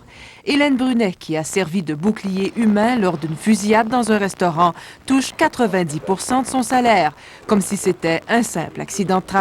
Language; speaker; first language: French; native; French